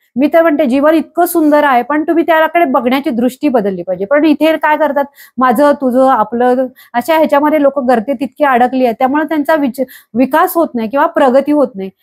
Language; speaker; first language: Marathi; native; Marathi